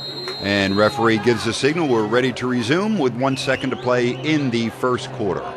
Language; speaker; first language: English; native; English